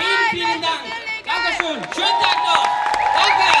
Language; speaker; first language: German; non-native, fluent; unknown